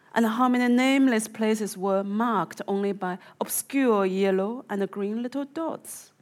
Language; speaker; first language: English; non-native, fluent; Chinese